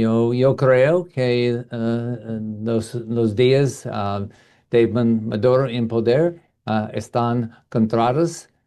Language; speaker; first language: Spanish; non-native, learner; English